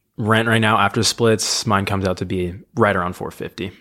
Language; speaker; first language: English; native; English